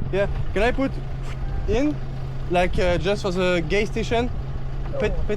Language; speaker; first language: English; non-native, learner; French